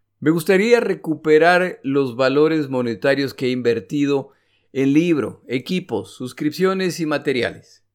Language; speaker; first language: Spanish; native; Spanish